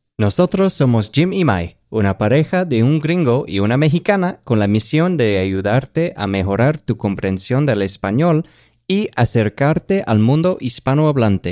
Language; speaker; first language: Spanish; non-native, fluent; English